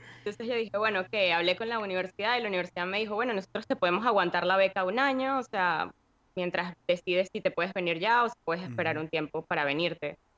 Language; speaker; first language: Spanish; native; Spanish